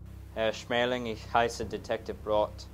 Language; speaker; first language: German; non-native, learner; English